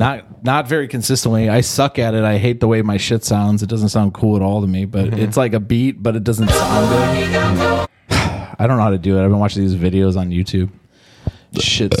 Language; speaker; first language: English; native; English